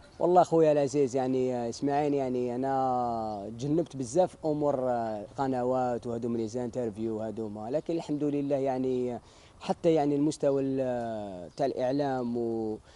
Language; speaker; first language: Arabic; native; Arabic